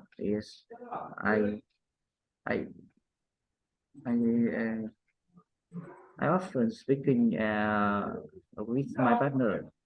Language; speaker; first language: English; non-native, learner; Vietnamese